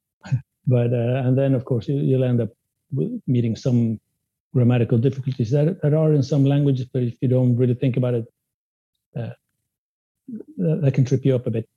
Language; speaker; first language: English; non-native, fluent; Spanish